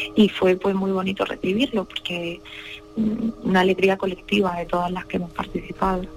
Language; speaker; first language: Spanish; native; Spanish